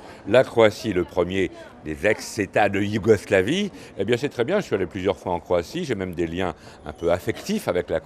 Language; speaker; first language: French; native; French